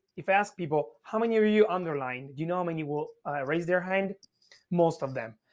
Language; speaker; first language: English; non-native, fluent; Italian